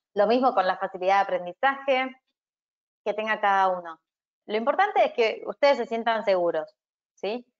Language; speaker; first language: Spanish; native; Spanish